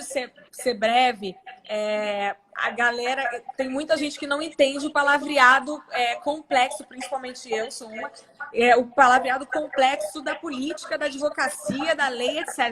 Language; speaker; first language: Portuguese; native; Portuguese